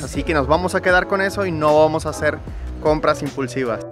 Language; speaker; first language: Spanish; native; Spanish